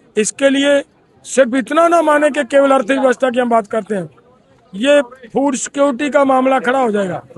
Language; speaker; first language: Hindi; non-native, local second language; Punjabi